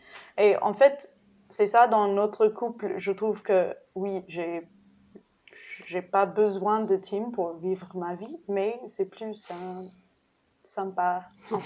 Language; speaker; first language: French; non-native, fluent; English